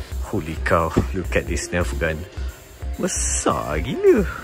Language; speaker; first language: English; non-native, local second language; Malay